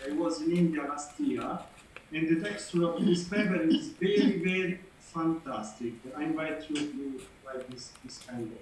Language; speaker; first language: English; non-native, learner; Italian